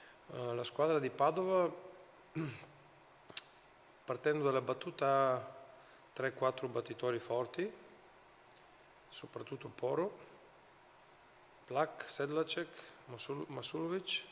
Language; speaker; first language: Italian; non-native, fluent; Bulgarian